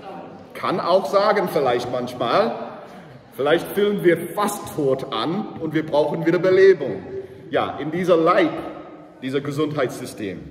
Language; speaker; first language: German; non-native, learner; English